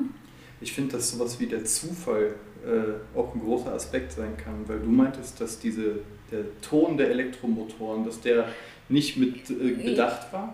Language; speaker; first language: German; native; German